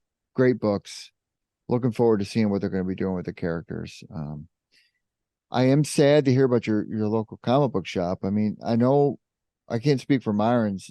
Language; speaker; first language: English; native; English